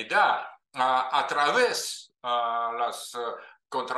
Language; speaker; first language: Spanish; non-native, fluent; Russian